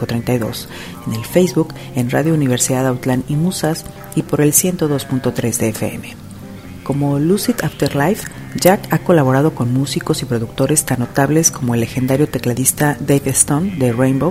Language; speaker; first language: Spanish; native; Spanish